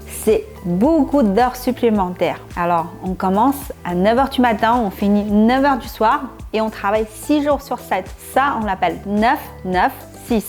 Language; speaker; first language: French; non-native, fluent; Chinese